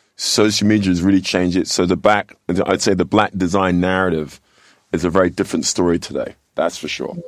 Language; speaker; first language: English; native; English